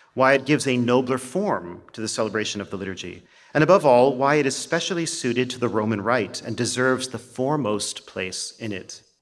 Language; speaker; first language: English; native; English